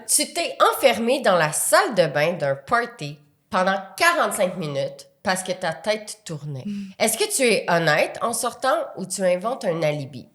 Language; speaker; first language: French; native; French